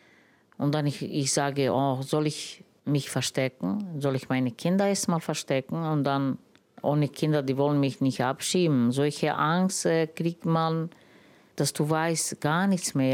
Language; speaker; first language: German; non-native, learner; Romany